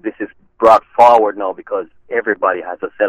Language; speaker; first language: English; non-native, local second language; Jamaican Creole English